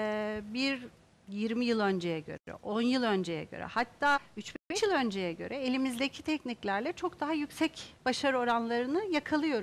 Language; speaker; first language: Turkish; native; Turkish